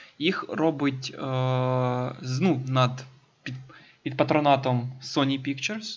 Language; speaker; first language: Ukrainian; native; Ukrainian